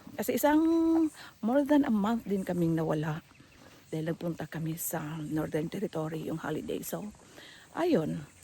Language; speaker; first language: Filipino; non-native, local second language; Cebuano